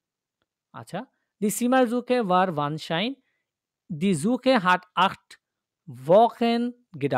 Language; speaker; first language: German; non-native, fluent; Bangla